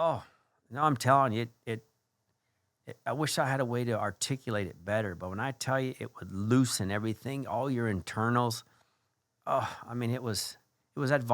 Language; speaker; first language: English; native; English